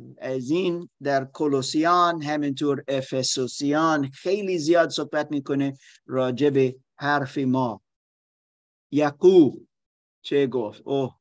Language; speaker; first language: Persian; non-native, learner; German